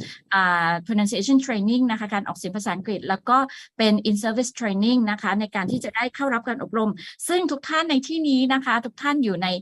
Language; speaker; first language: Thai; native; Thai